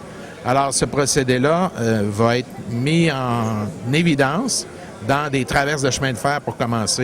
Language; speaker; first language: French; native; French